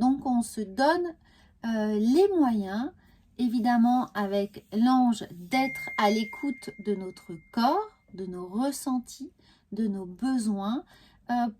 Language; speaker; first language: French; native; French